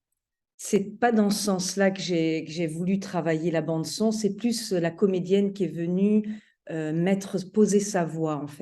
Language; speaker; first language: French; native; French